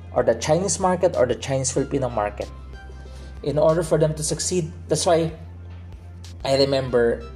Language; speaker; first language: English; non-native, local second language; Filipino